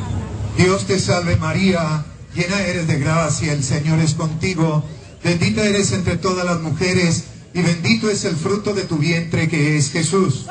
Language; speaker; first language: Spanish; native; Spanish